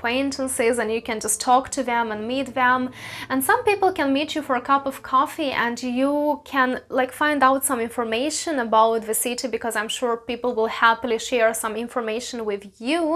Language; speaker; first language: English; non-native, fluent; Russian